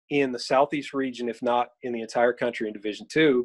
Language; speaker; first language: English; native; English